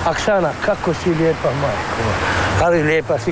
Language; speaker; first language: Russian; non-native, learner; Croatian